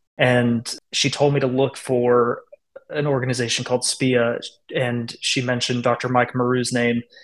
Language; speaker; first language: English; native; English